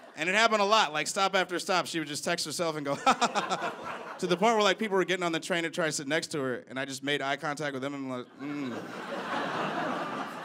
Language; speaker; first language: English; native; English